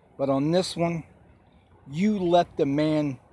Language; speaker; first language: English; native; English